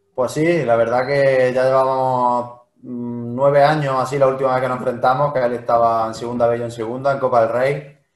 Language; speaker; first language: Spanish; native; Spanish